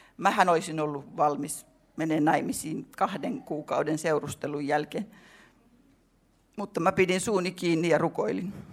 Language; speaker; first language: Finnish; native; Finnish